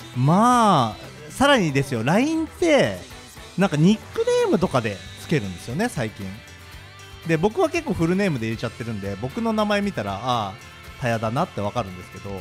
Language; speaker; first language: Japanese; native; Japanese